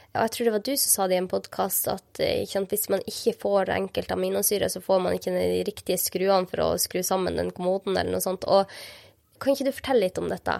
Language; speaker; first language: Norwegian; native; Norwegian